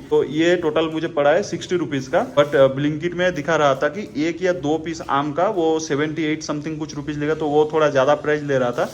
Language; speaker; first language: Hindi; non-native, local second language; Bangla